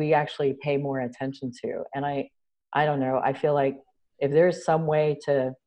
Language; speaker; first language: English; native; English